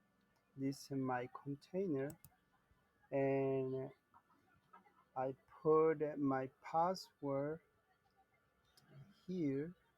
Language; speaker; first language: English; non-native, learner; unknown